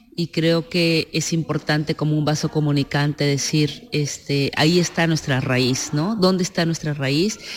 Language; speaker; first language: Spanish; native; Spanish